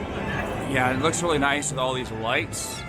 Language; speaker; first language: English; native; English